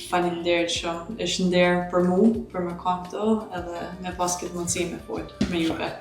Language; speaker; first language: Albanian; early bilingual, heritage; Albanian